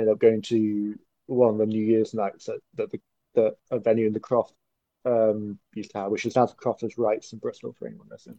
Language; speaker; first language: English; native; English